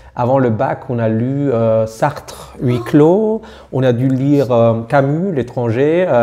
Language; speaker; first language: French; non-native, fluent; German